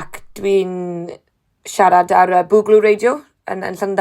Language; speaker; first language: Welsh; non-native, learner; English